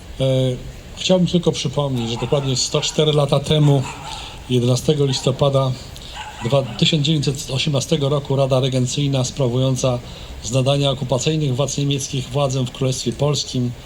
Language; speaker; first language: Polish; native; Polish